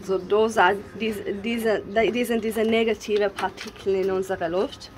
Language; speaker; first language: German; non-native, learner; Bosnian